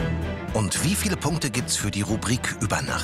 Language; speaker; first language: German; native; German